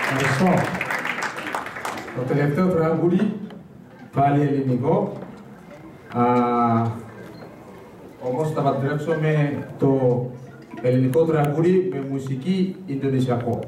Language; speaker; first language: Greek; non-native, learner; Indonesian